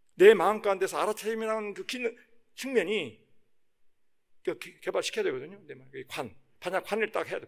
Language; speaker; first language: Korean; native; Korean